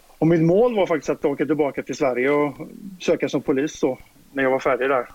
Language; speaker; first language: Swedish; native; Swedish